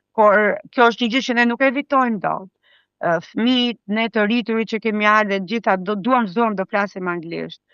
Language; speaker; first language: Albanian; native; Albanian